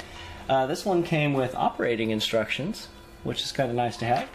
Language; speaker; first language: English; native; English